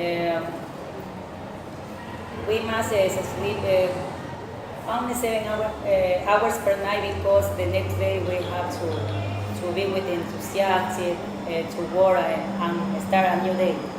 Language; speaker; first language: English; non-native, learner; Spanish